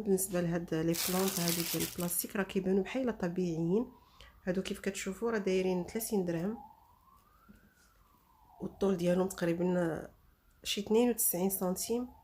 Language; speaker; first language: Arabic; native; Arabic